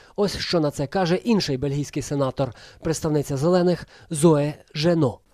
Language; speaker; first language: Ukrainian; native; Ukrainian